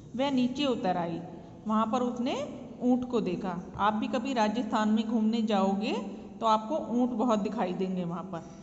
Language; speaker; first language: Hindi; native; Hindi